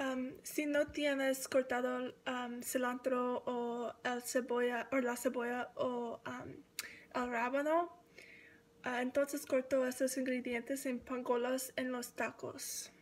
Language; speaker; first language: Spanish; non-native, learner; English